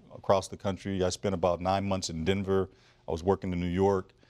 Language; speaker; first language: English; native; English